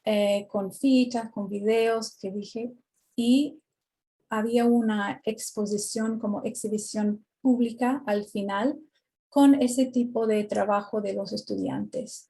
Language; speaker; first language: Spanish; non-native, fluent; English